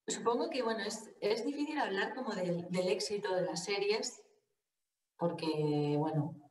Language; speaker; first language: Spanish; native; Spanish